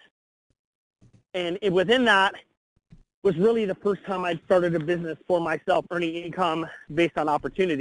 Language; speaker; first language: English; native; English